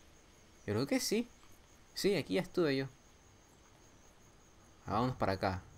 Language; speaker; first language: Spanish; native; Spanish